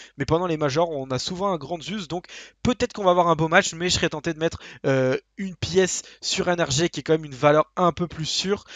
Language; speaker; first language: French; native; French